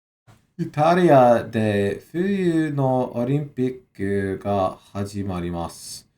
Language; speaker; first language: Japanese; non-native, learner; English